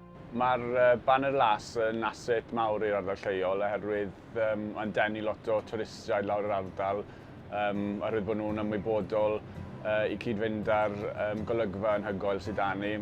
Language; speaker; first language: Welsh; native; Welsh